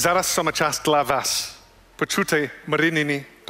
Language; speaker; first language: Ukrainian; non-native, learner; English